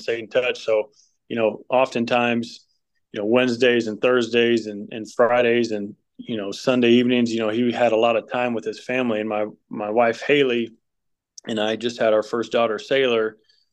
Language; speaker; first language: English; native; English